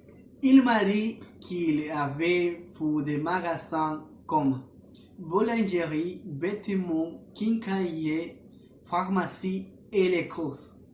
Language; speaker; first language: French; non-native, learner; Spanish